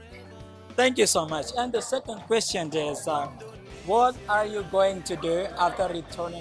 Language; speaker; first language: English; non-native, fluent; Indonesian